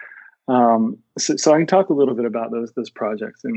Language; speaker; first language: English; native; English